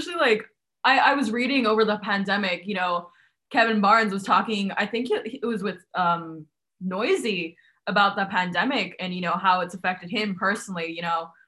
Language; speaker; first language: English; non-native, local second language; Cantonese